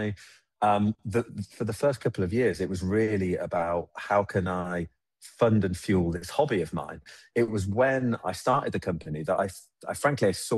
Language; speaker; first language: English; native; English